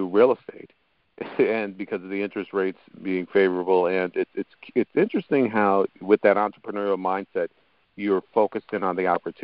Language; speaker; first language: English; native; English